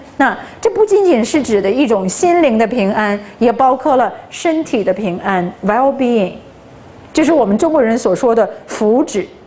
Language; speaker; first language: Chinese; native; Chinese